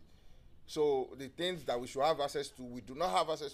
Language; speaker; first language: English; non-native, local second language; Yoruba